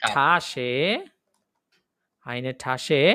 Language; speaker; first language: German; non-native, learner; Bangla